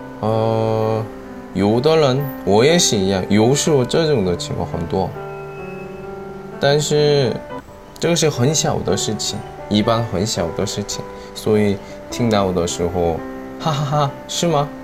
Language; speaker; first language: Chinese; non-native, fluent; Korean